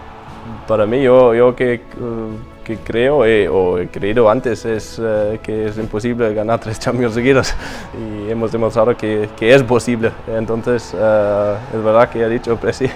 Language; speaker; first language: Spanish; non-native, fluent; German